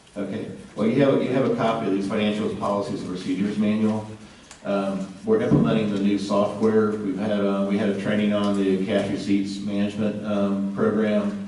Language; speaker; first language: English; native; English